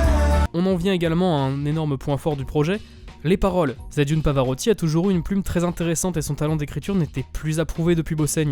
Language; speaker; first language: French; native; French